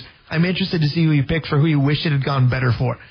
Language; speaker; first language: English; native; English